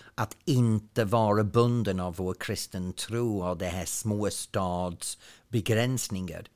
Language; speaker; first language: Swedish; non-native, fluent; English